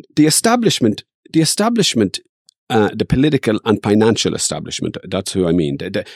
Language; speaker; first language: English; native; English